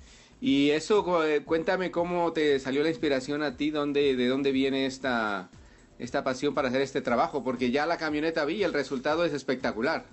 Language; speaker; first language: Spanish; native; Spanish